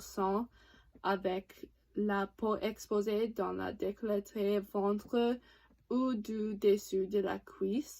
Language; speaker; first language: French; non-native, learner; English